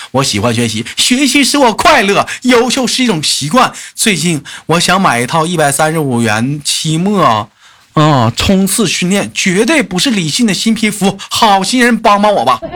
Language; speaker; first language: Chinese; native; Chinese